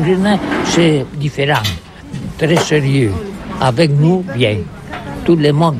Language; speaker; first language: French; non-native, learner; Catalan